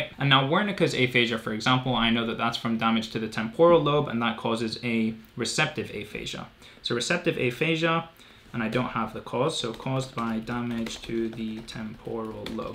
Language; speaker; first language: English; native; English